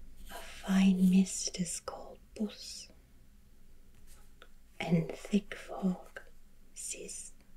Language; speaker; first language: English; non-native, fluent; German